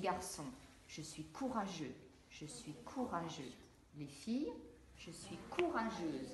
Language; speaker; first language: French; native; French